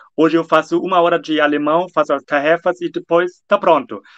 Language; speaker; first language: Portuguese; non-native, fluent; German